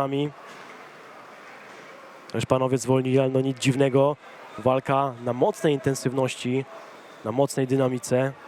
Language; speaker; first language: Polish; native; Polish